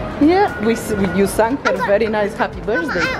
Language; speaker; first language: English; non-native, fluent; Polish